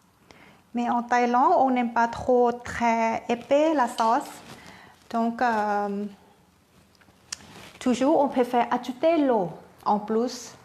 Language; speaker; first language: French; non-native, learner; Thai